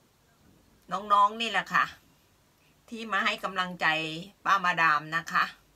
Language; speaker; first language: Thai; native; Thai